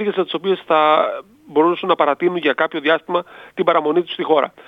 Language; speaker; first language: Greek; native; Greek